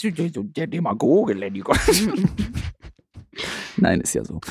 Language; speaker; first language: German; native; German